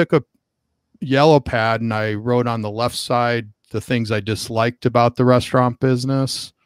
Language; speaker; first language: English; native; English